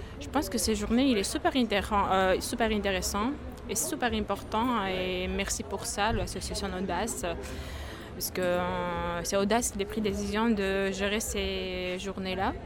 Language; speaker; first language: French; non-native, learner; Georgian